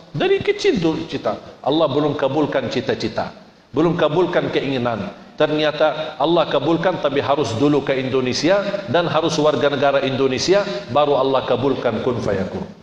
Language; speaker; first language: Indonesian; non-native, fluent; Arabic